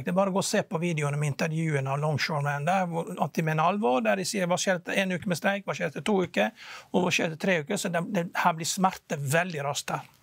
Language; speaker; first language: Norwegian; native; Norwegian